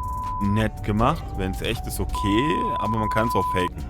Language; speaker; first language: German; native; German